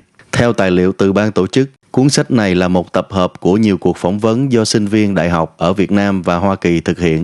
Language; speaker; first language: Vietnamese; native; Vietnamese